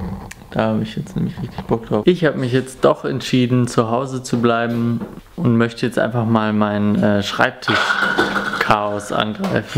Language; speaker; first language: German; native; German